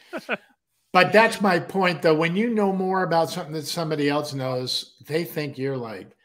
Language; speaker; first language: English; native; English